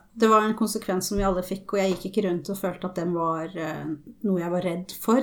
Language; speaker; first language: Norwegian; early bilingual, other home language; Spanish